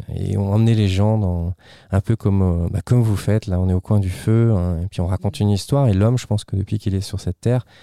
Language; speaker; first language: French; native; French